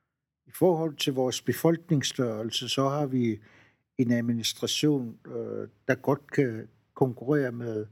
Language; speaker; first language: Danish; non-native, local second language; Kalaallisut